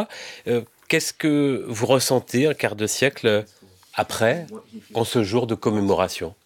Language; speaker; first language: French; native; French